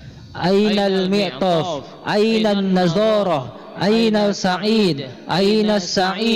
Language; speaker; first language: Arabic; non-native, learner; Indonesian